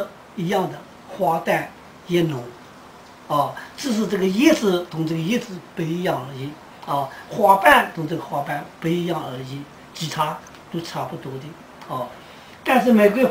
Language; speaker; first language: Chinese; native; Chinese